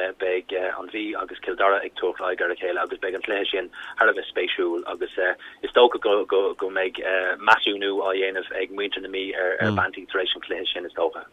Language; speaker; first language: Irish; native; Irish